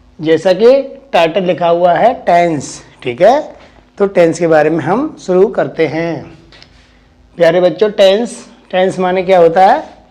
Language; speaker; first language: Hindi; native; Hindi